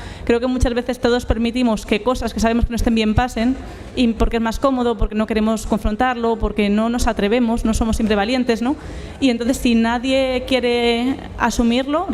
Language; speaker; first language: Spanish; native; Spanish